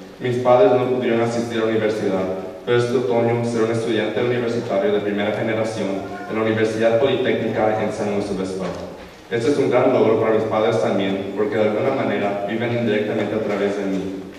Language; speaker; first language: Spanish; early bilingual, heritage; Spanish